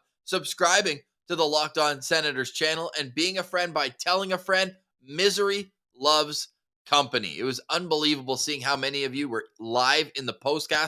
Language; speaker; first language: English; native; English